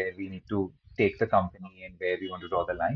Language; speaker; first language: English; non-native, local second language; Hindi